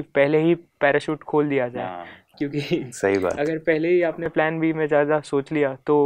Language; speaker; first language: Hindi; non-native, local second language; Marathi